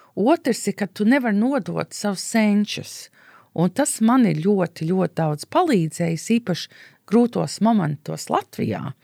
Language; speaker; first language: Latvian; early bilingual, heritage; Latvian